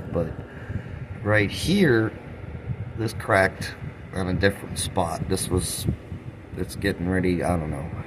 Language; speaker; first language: English; native; English